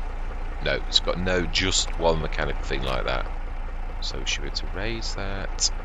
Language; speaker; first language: English; native; English